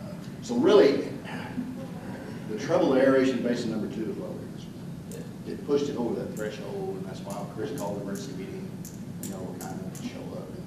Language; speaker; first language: English; native; English